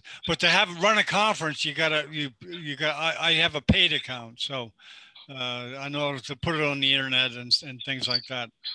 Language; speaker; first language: English; native; English